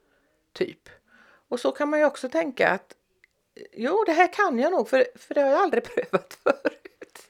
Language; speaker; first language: Swedish; native; Swedish